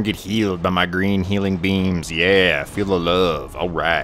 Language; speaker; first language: English; native; English